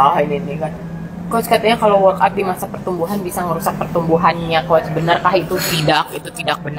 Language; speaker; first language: Indonesian; native; Indonesian